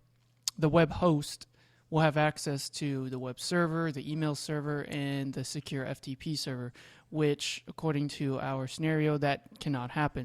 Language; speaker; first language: English; native; English